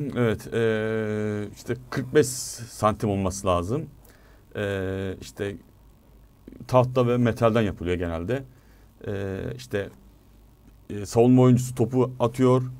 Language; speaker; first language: Turkish; native; Turkish